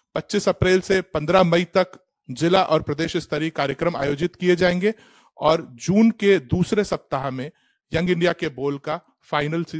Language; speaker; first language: Hindi; native; Hindi